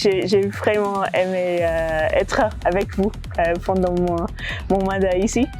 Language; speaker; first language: French; non-native, fluent; English